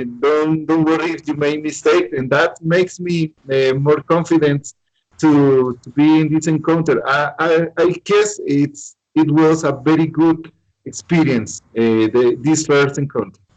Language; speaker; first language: English; non-native, learner; Spanish